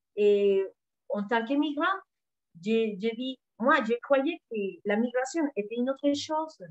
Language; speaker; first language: French; non-native, learner; Spanish